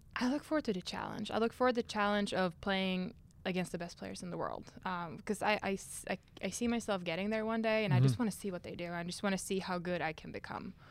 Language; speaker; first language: English; non-native, fluent; Swedish